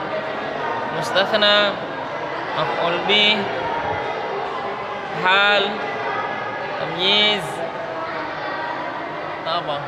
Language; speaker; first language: Arabic; non-native, fluent; Indonesian